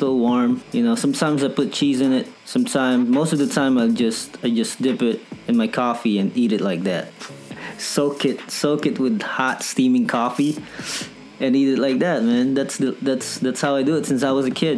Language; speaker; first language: English; non-native, local second language; Filipino